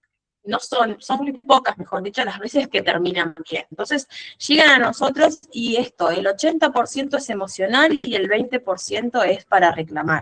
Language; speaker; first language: Spanish; native; Spanish